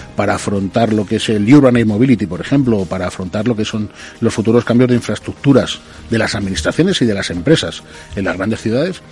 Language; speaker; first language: Spanish; native; Spanish